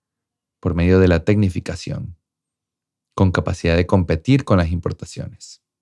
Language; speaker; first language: Spanish; native; Spanish